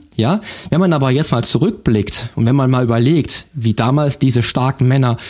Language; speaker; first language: German; native; German